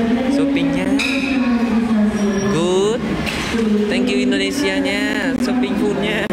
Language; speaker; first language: English; non-native, learner; Vietnamese